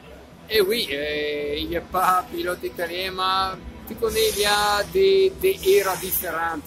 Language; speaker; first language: French; non-native, learner; Italian